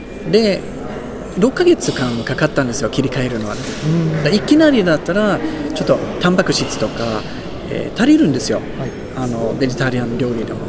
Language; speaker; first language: Japanese; non-native, fluent; Swedish